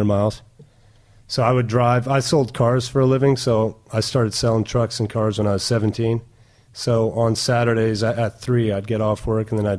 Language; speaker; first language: English; non-native, fluent; German